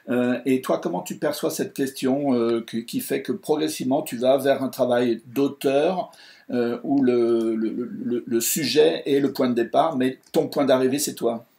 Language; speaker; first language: French; native; French